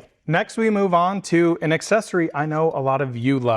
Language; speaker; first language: English; native; English